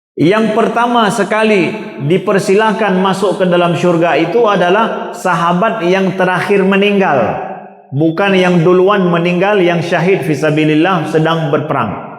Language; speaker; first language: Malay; non-native, local second language; Achinese